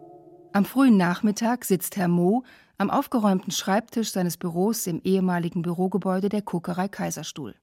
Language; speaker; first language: German; native; German